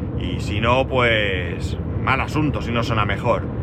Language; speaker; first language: Spanish; native; Spanish